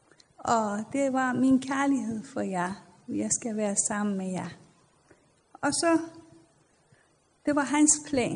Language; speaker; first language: Danish; non-native, fluent; Persian